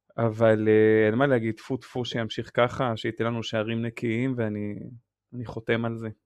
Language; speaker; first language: Hebrew; native; Hebrew